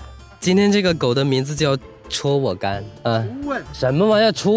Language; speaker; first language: Chinese; native; Chinese